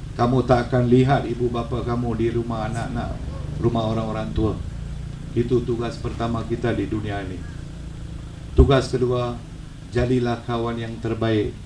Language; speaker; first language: Malay; non-native, local second language; Tamil